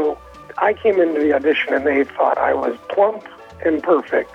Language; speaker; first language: English; native; English